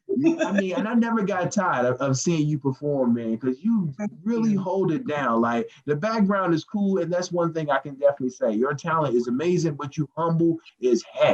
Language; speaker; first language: English; native; English